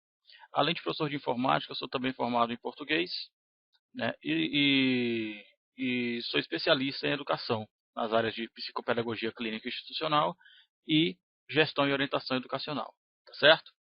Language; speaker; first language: Portuguese; native; Portuguese